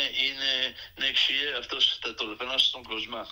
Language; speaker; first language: Greek; early bilingual, other home language; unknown